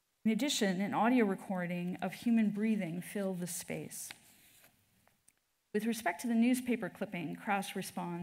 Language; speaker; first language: English; native; English